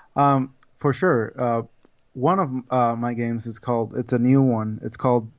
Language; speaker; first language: English; non-native, fluent; Spanish